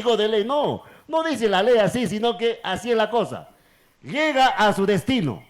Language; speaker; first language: Spanish; native; Spanish